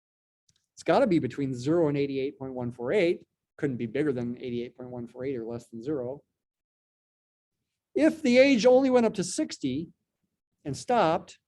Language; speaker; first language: English; native; English